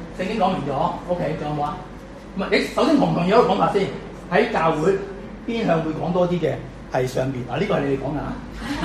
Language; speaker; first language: Cantonese; native; Cantonese